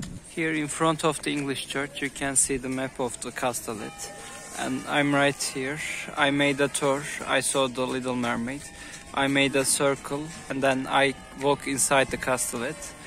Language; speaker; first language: English; non-native, fluent; Turkish